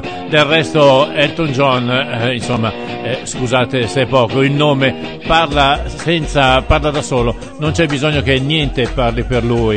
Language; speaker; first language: Italian; native; Italian